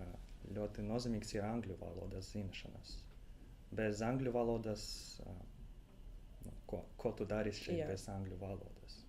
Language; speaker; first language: Latvian; non-native, local second language; Russian